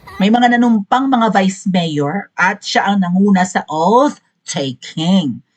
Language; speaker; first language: Filipino; non-native, local second language; Cebuano